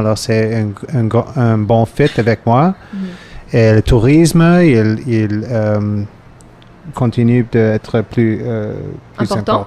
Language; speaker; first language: French; non-native, learner; English